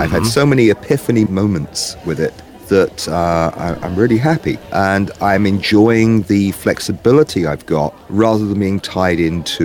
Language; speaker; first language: English; native; English